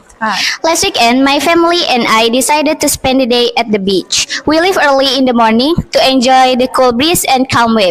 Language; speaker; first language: English; non-native, learner; Indonesian